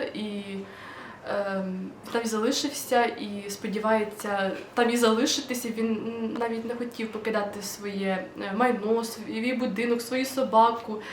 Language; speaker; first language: Ukrainian; non-native, local second language; Russian